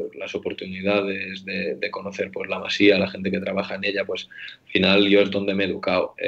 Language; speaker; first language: Spanish; native; Spanish